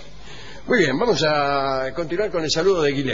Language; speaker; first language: Spanish; native; Spanish